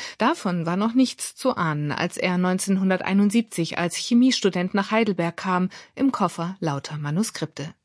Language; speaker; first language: German; native; German